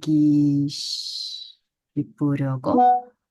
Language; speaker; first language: Korean; non-native, learner; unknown